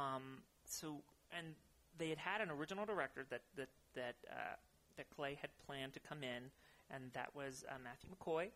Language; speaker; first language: English; native; English